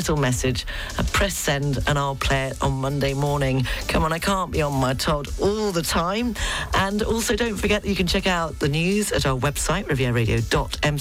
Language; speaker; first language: English; native; English